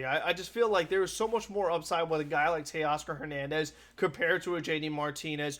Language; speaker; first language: English; native; English